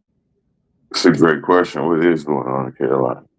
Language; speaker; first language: English; native; English